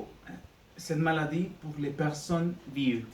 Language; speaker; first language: French; non-native, learner; Spanish